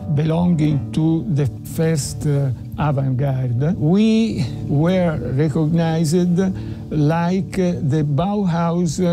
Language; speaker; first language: English; non-native, fluent; Italian